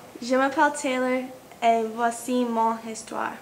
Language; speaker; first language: French; non-native, learner; English